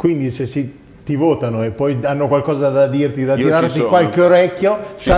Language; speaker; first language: Italian; native; Italian